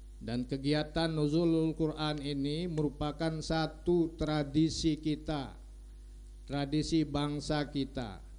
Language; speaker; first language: Indonesian; non-native, local second language; Sasak